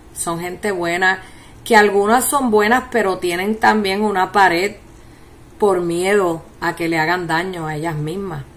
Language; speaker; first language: Spanish; early bilingual, heritage; Spanish